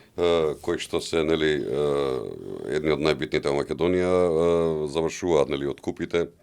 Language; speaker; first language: Macedonian; native; Macedonian